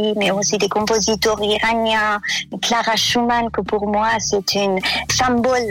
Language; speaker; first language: French; non-native, fluent; Persian